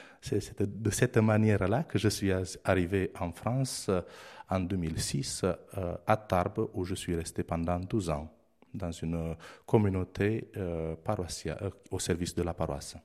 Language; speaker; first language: French; non-native, fluent; Romanian